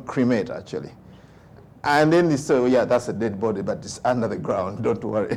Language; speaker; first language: English; non-native, local second language; Ganda